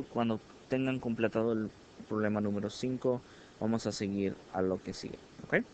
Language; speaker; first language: Spanish; early bilingual, heritage; Spanish